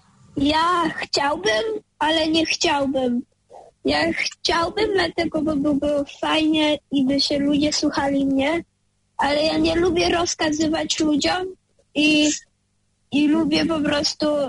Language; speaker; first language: Polish; early bilingual, heritage; Polish